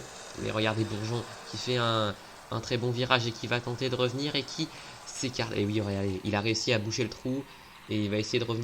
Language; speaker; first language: French; native; French